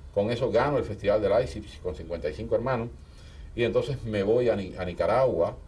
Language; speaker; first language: Spanish; native; Spanish